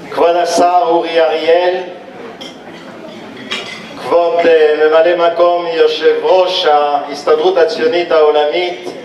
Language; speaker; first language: Hebrew; non-native, fluent; French